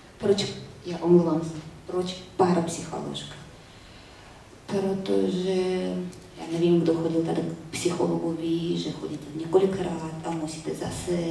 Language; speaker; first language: Czech; non-native, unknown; Russian